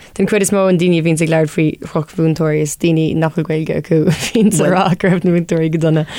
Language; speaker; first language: Irish; non-native, local second language; English